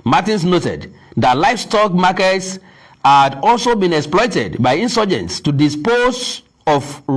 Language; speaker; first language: English; non-native, local second language; Yoruba